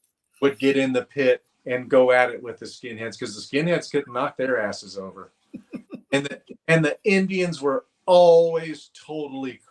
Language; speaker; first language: English; native; English